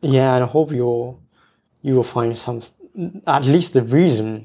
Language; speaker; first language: English; non-native, fluent; Japanese